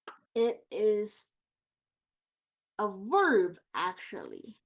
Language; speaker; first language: English; non-native, learner; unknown